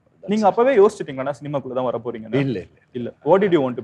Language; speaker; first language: Tamil; native; Tamil